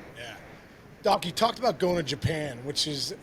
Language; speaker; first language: English; native; English